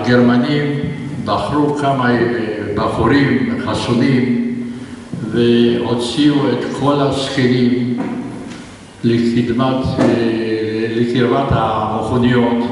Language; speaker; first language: Hebrew; non-native, fluent; Polish